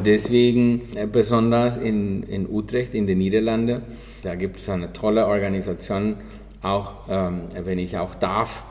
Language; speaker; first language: German; non-native, fluent; Spanish